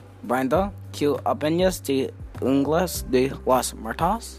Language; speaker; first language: Spanish; non-native, learner; English